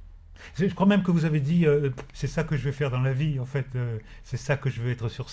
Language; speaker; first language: French; native; French